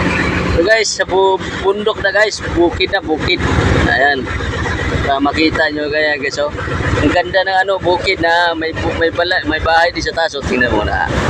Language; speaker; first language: Filipino; non-native, local second language; Hiligaynon